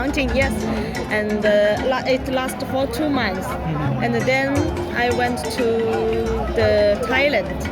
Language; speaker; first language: English; non-native, learner; Chinese